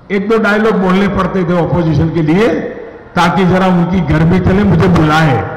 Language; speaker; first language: Hindi; non-native, local second language; Gujarati